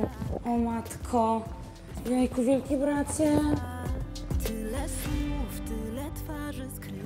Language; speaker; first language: Polish; native; Polish